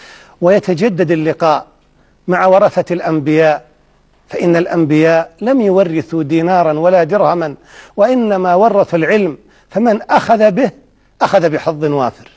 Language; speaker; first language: Arabic; native; Arabic